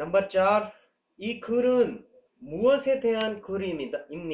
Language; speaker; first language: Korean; non-native, learner; Urdu